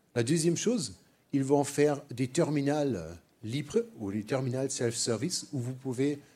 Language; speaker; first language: French; non-native, fluent; German